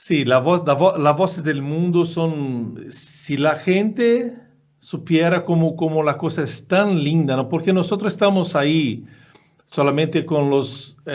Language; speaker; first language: Spanish; non-native, fluent; Portuguese